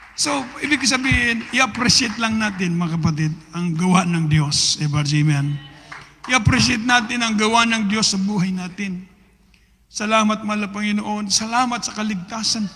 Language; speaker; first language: Filipino; native; Filipino